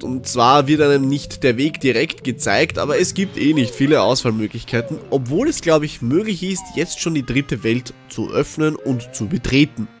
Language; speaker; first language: German; native; German